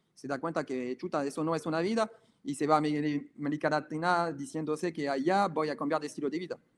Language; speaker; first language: Spanish; non-native, fluent; French